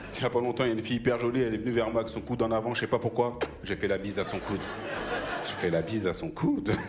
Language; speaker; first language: French; native; French